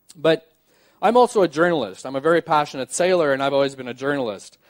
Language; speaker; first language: English; native; English